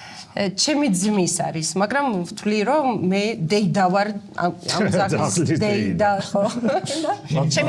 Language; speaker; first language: Georgian; non-native, fluent; Russian